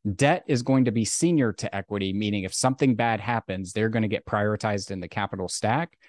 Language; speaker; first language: English; native; English